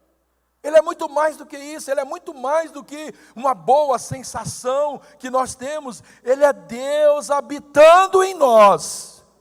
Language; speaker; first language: Portuguese; native; Portuguese